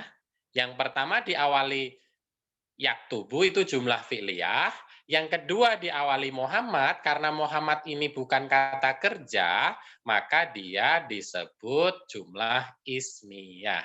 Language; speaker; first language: Indonesian; native; Indonesian